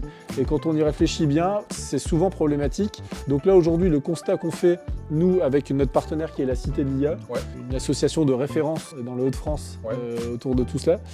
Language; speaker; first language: French; native; French